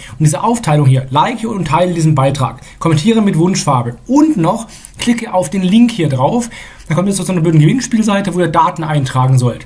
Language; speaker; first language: German; native; German